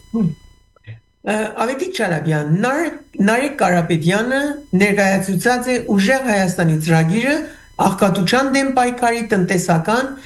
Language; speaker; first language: Armenian; early bilingual, heritage; Armenian